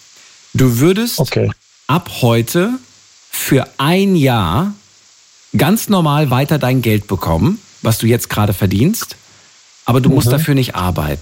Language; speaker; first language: German; native; German